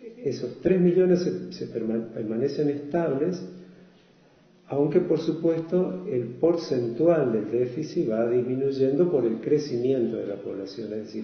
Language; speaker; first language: Spanish; native; Spanish